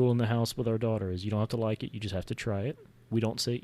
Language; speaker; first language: English; native; English